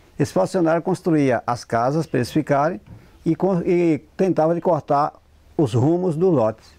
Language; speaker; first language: Portuguese; native; Portuguese